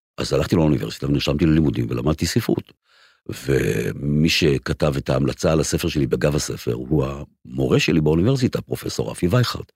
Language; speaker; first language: Hebrew; native; Hebrew